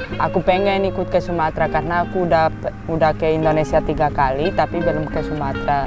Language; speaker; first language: Indonesian; non-native, fluent; Basque